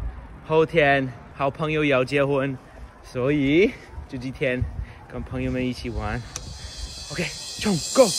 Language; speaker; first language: Chinese; non-native, learner; English